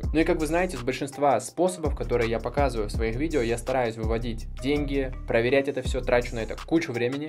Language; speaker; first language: Russian; native; Russian